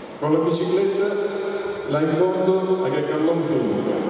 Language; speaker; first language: Italian; native; Italian